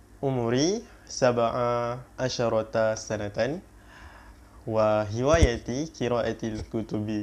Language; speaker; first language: Arabic; non-native, learner; Malay